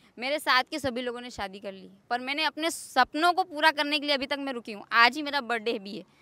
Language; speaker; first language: Hindi; non-native, local second language; Gujarati